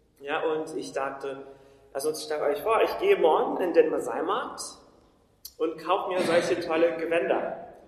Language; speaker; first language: German; non-native, fluent; Portuguese